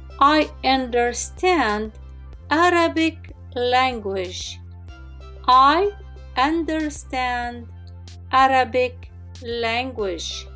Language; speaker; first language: English; non-native, fluent; Arabic